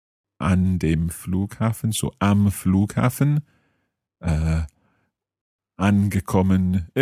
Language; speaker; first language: German; non-native, learner; English